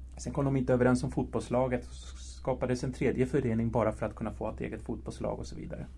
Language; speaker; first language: Swedish; early bilingual, other home language; Spanish